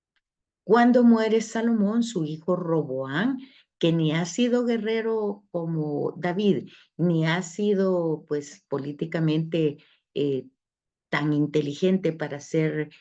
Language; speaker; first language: Spanish; native; Spanish